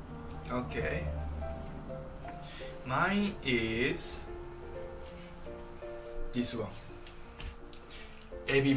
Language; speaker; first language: English; non-native, fluent; Japanese